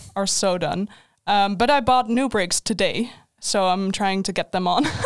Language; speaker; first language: English; non-native, fluent; Dutch